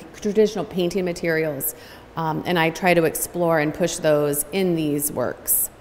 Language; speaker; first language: English; native; English